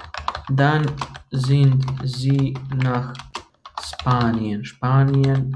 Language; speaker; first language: German; non-native, fluent; Croatian